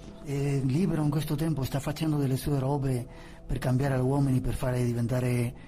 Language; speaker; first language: Italian; non-native, learner; Spanish